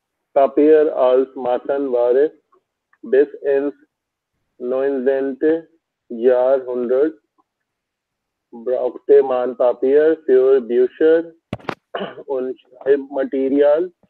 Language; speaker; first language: German; non-native, learner; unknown